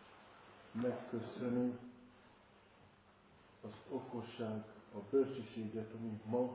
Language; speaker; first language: Hungarian; non-native, fluent; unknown